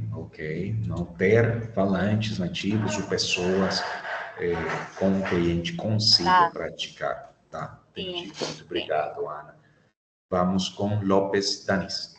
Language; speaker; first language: Portuguese; non-native, fluent; Spanish